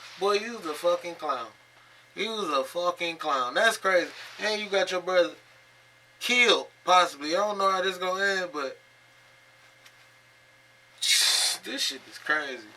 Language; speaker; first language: English; native; English